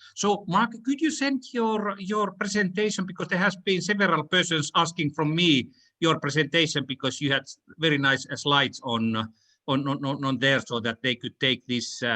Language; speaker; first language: English; non-native, fluent; Finnish